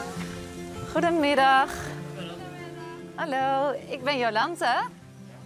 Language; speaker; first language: Dutch; native; Dutch